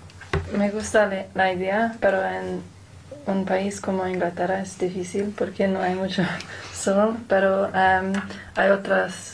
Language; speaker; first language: Spanish; non-native, learner; English